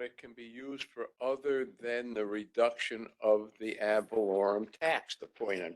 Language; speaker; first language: English; native; English